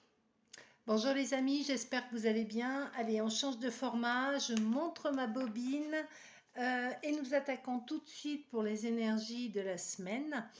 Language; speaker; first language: French; native; French